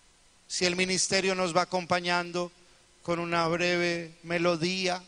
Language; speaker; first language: Spanish; native; Spanish